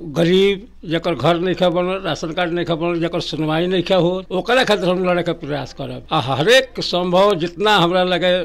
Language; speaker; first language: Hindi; native; Hindi